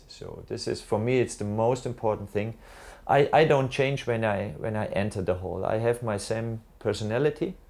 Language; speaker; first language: English; non-native, fluent; German